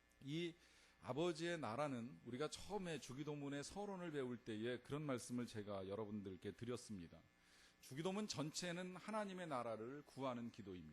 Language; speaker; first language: Korean; native; Korean